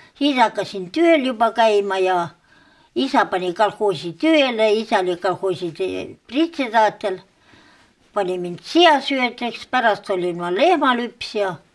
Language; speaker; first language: Estonian; early bilingual, heritage; Estonian